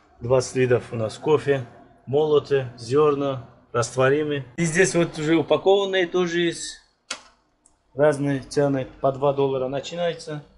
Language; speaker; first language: Russian; non-native, learner; Turkish